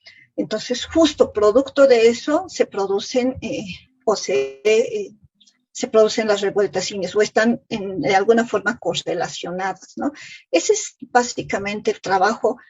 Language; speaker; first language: Spanish; native; Spanish